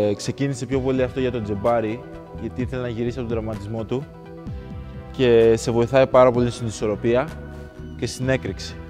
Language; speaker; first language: Greek; early bilingual, other home language; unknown